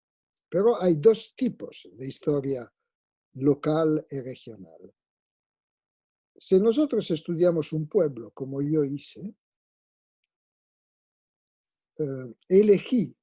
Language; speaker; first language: Spanish; non-native, fluent; Italian